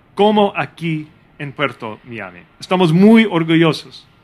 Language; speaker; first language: Spanish; non-native, fluent; English